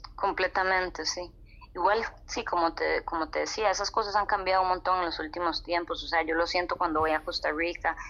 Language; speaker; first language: Spanish; native; Spanish